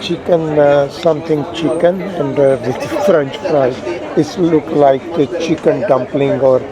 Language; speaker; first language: English; non-native, fluent; Urdu